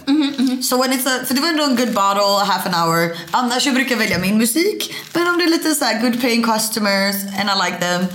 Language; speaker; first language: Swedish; native; Swedish